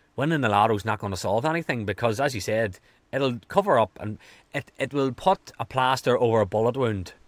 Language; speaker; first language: English; native; English